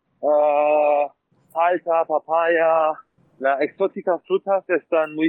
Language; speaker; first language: Spanish; non-native, learner; German